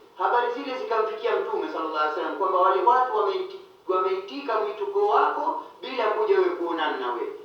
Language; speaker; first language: Swahili; early bilingual, heritage; Swahili